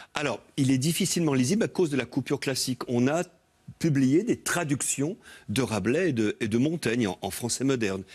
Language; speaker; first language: French; native; French